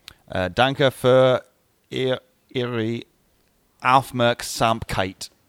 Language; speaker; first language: German; non-native, learner; English